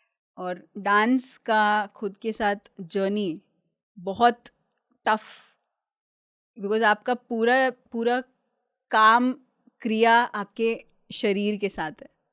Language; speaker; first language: Hindi; native; Hindi